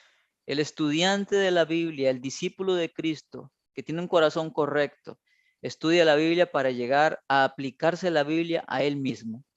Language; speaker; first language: Spanish; native; Spanish